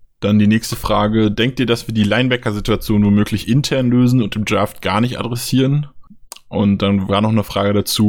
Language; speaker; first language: German; native; German